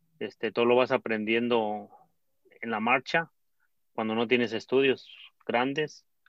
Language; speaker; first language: Spanish; native; Spanish